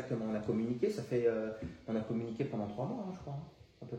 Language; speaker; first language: French; native; French